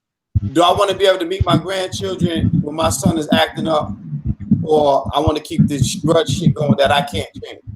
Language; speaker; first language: English; native; English